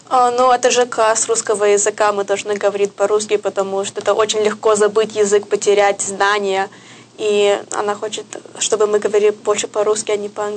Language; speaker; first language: Russian; early bilingual, heritage; Russian